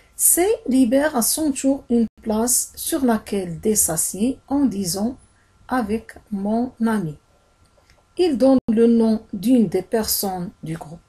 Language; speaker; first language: French; non-native, local second language; Arabic